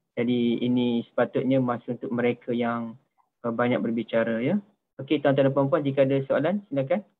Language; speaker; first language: Malay; native; Malay